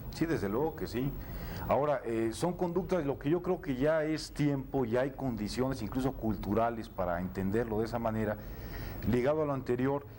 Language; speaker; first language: Spanish; native; Spanish